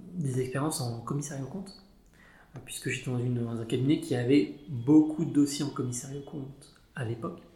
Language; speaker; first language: French; native; French